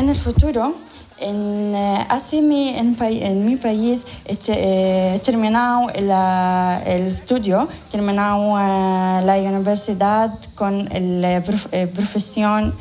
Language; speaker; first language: Spanish; non-native, learner; Arabic